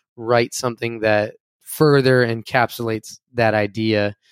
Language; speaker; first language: English; native; English